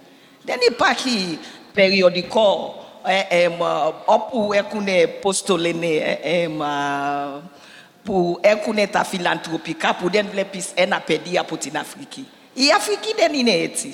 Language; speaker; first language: Greek; non-native, learner; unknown